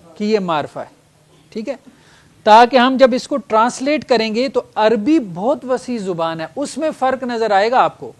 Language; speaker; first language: Urdu; native; Urdu